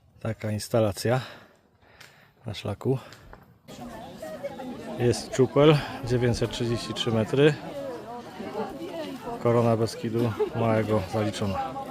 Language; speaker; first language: Polish; native; Polish